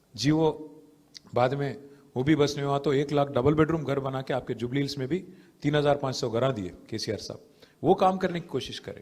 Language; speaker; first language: Hindi; non-native, local second language; Telugu